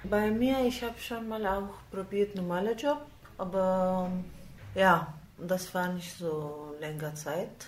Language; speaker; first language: German; non-native, learner; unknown